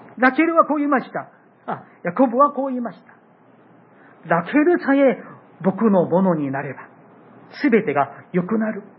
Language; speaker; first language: Japanese; non-native, fluent; Korean